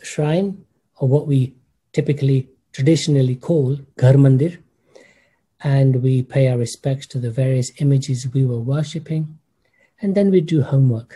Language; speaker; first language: English; native; English